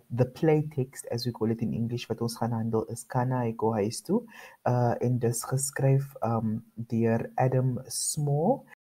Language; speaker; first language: Afrikaans; non-native, local second language; English